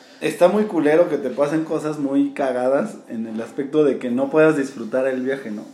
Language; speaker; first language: Spanish; native; Spanish